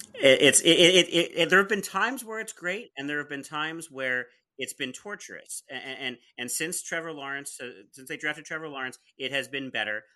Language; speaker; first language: English; early bilingual, other home language; Italian